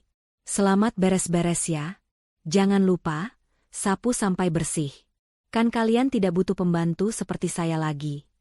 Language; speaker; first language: Indonesian; native; Indonesian